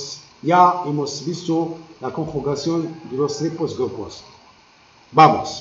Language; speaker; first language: Spanish; non-native, learner; Arabic